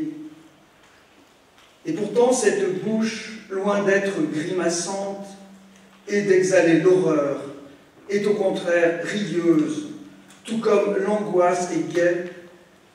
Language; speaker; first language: French; native; French